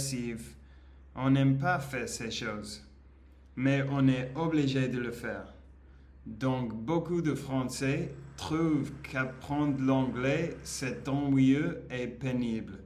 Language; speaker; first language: French; non-native, learner; Spanish